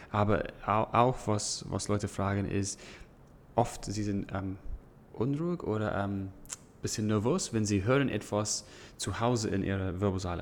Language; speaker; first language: German; non-native, learner; English